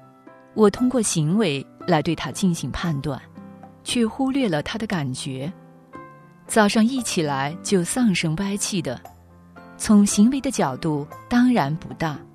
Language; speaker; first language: Chinese; native; Chinese